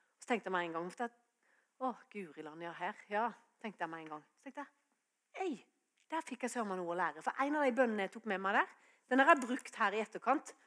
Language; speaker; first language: Norwegian; native; Norwegian